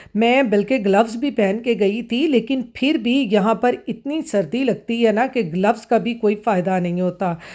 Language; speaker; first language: Urdu; non-native, local second language; Punjabi